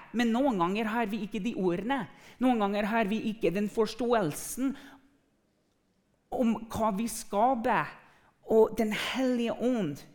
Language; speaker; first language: Norwegian; non-native, fluent; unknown